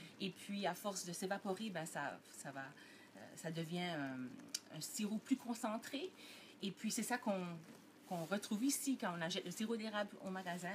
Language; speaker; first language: French; early bilingual, heritage; French